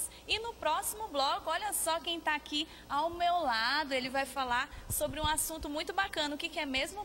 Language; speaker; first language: Portuguese; native; Portuguese